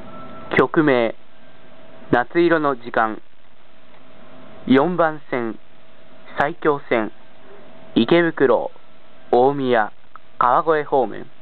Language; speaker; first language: Japanese; native; Japanese